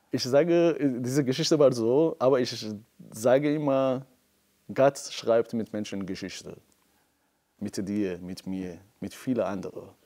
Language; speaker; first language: German; non-native, fluent; Persian